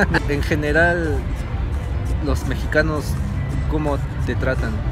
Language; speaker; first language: Spanish; native; Spanish